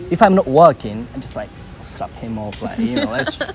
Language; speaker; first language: English; non-native, learner; Japanese